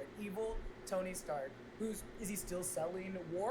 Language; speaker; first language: English; native; English